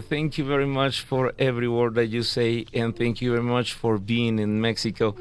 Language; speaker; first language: English; non-native, fluent; Spanish